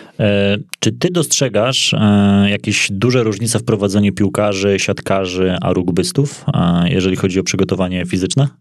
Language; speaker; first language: Polish; native; Polish